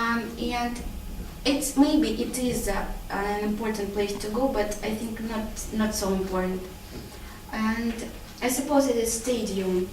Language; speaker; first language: English; non-native, learner; Russian